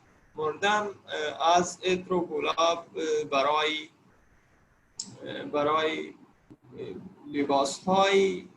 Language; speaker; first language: Persian; non-native, learner; Urdu